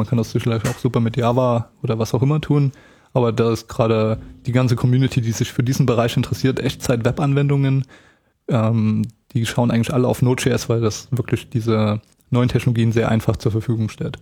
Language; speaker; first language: German; native; German